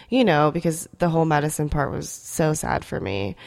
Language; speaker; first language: English; early bilingual, other home language; Korean